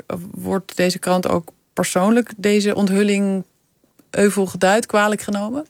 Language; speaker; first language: Dutch; native; Dutch